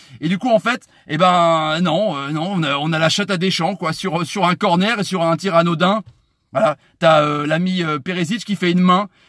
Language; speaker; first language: French; native; French